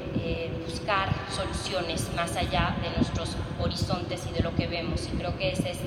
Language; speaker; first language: Spanish; native; Spanish